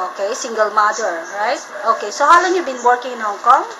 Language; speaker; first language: English; non-native, fluent; Cantonese